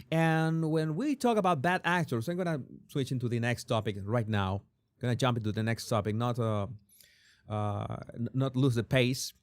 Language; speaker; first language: English; non-native, fluent; Spanish